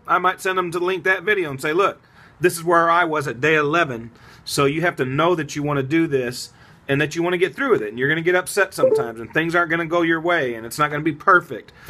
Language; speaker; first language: English; native; English